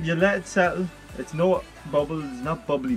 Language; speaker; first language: English; native; English